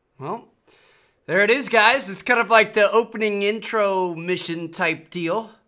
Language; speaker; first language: English; native; English